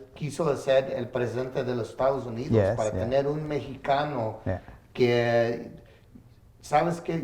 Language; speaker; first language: Spanish; early bilingual, heritage; English